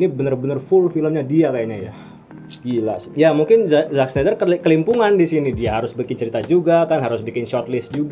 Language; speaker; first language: Indonesian; native; Indonesian